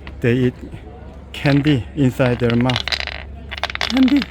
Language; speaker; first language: English; non-native, learner; Korean